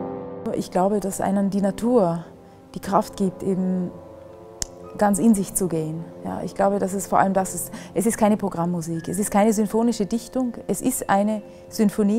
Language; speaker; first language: German; native; German